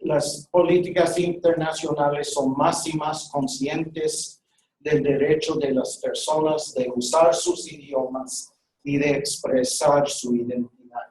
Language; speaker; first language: Spanish; non-native, fluent; English